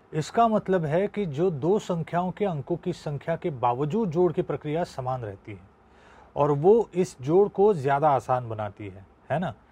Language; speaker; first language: Hindi; non-native, local second language; Marathi